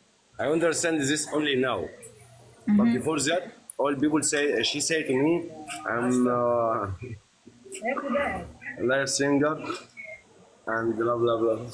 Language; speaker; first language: English; non-native, learner; Arabic